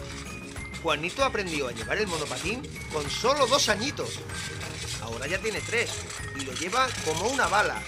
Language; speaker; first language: Spanish; native; Spanish